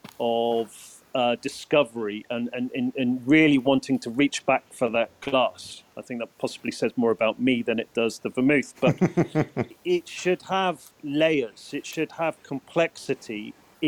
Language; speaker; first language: English; native; English